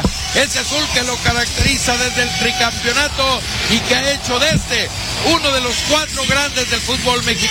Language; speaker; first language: Spanish; native; Spanish